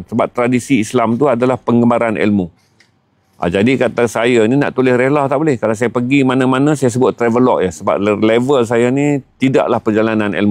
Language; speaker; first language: Malay; native; Malay